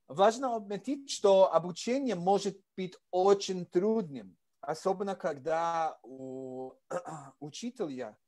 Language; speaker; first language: Russian; non-native, learner; English